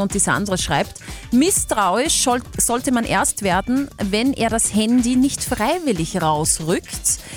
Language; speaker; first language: German; native; German